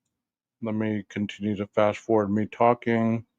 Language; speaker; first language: English; native; English